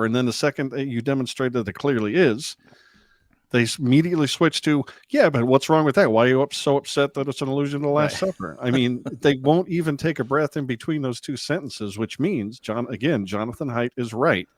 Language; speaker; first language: English; native; English